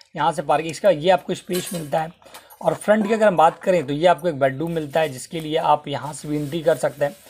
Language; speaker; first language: Hindi; native; Hindi